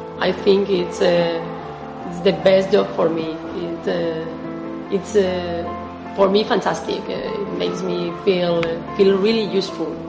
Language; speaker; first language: English; non-native, fluent; Spanish